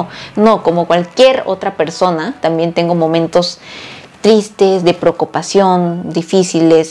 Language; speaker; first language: Spanish; early bilingual, other home language; Korean